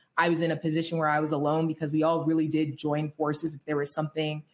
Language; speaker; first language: English; native; English